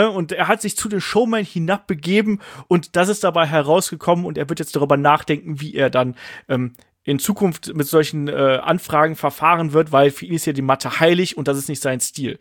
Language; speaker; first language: German; native; German